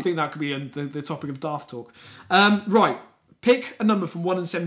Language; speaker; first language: English; native; English